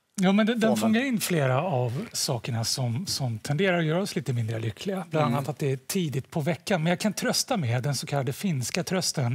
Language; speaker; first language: Swedish; native; Swedish